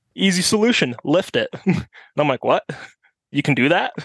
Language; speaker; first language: English; non-native, fluent; German